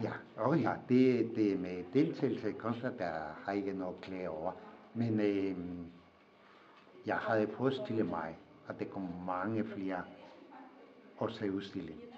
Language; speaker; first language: Danish; non-native, fluent; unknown